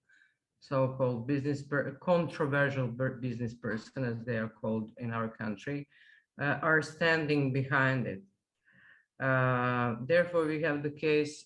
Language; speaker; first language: English; non-native, fluent; Serbian